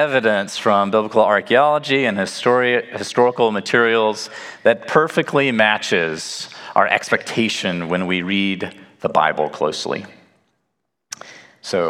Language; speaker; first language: English; native; English